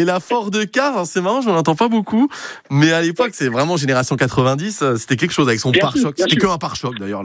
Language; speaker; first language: French; native; French